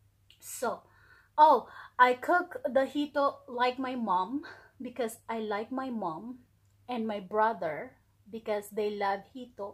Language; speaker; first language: English; non-native, local second language; Filipino